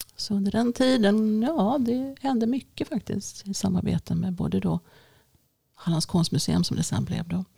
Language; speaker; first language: Swedish; early bilingual, other home language; Finnish